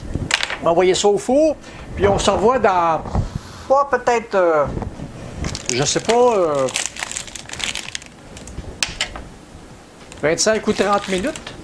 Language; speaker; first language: French; native; French